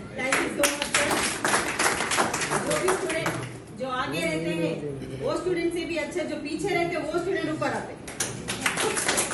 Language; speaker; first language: Hindi; non-native, local second language; Telugu